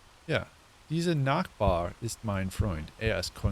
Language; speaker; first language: German; non-native, learner; English